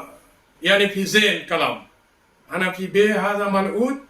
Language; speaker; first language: Arabic; non-native, learner; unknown